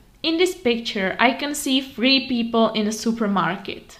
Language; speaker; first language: English; non-native, fluent; Czech